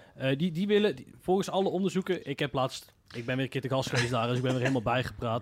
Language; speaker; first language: Dutch; native; Dutch